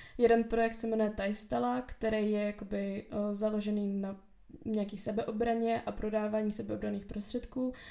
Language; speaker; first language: Czech; native; Czech